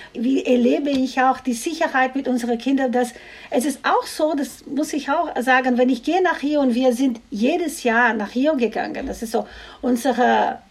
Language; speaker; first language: German; non-native, fluent; Portuguese